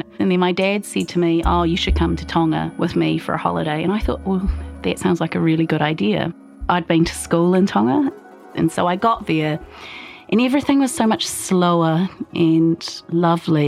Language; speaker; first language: English; native; English